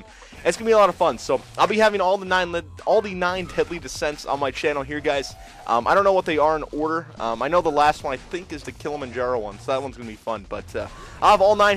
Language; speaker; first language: English; native; English